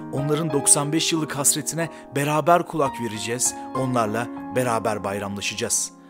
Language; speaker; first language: Turkish; native; Turkish